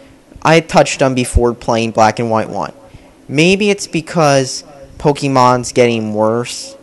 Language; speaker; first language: English; native; English